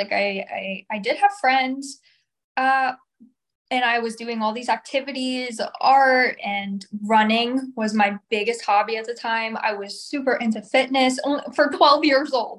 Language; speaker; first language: English; native; English